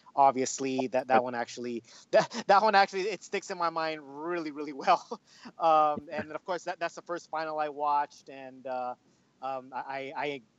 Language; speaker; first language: English; early bilingual, other home language; Spanish